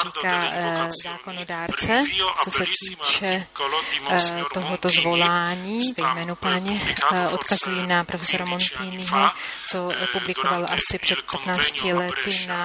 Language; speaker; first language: Italian; non-native, learner; Czech